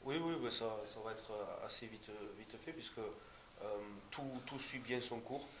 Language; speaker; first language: French; native; French